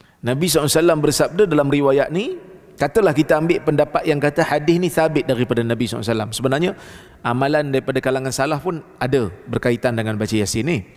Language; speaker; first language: Malay; native; Malay